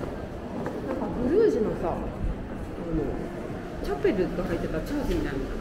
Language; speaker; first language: Japanese; native; Japanese